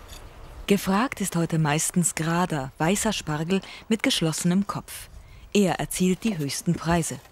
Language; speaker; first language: German; native; German